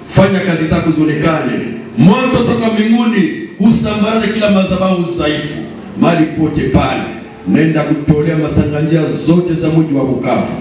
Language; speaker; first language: Swahili; native; Swahili